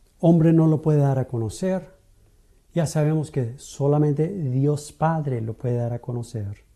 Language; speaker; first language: Spanish; non-native, fluent; English